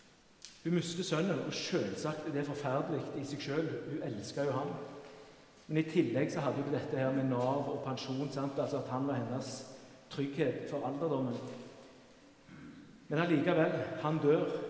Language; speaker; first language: Norwegian; native; Norwegian